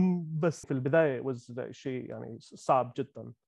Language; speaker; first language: Arabic; non-native, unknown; Gujarati